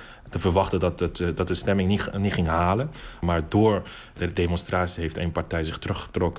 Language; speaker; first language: Dutch; non-native, fluent; Uyghur